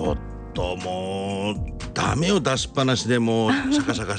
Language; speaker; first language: Japanese; native; Japanese